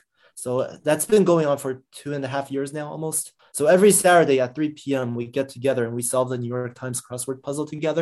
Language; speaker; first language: English; native; English